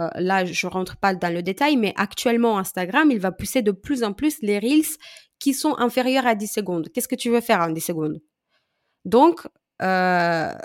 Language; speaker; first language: French; non-native, fluent; Romanian